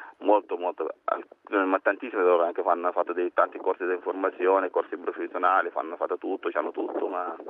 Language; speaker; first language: Italian; non-native, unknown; Arabic